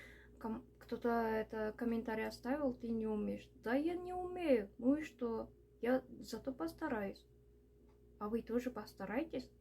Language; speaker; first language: Russian; non-native, local second language; Uzbek